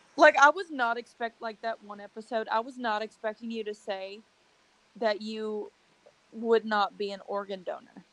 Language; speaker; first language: English; native; English